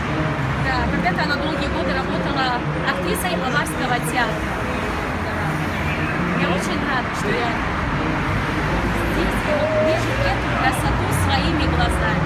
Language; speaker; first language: Russian; non-native, local second language; Kumyk